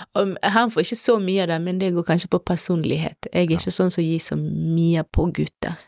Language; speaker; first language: Norwegian; non-native, fluent; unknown